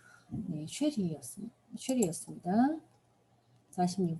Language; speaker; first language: Korean; native; Korean